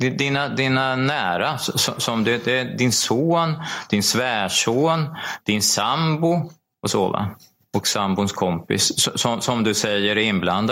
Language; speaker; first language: Swedish; native; Swedish